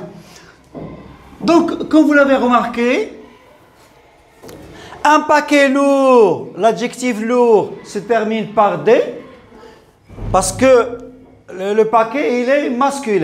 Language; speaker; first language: French; non-native, local second language; Arabic